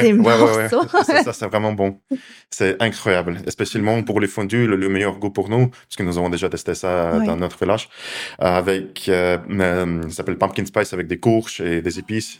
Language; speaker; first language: French; non-native, learner; Russian